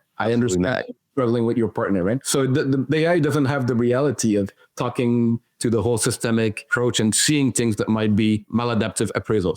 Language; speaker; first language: English; non-native, fluent; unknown